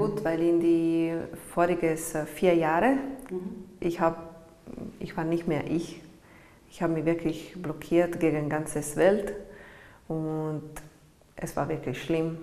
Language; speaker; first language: German; non-native, learner; Italian